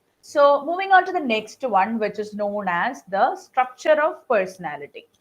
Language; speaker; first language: English; non-native, local second language; Malayalam